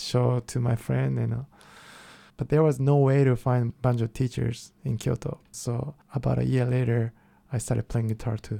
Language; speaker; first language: English; non-native, fluent; Japanese